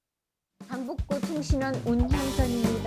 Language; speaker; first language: Korean; native; Korean